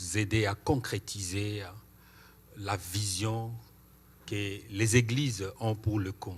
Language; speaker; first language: French; non-native, local second language; Swahili